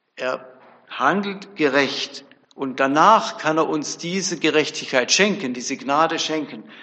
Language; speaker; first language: German; native; German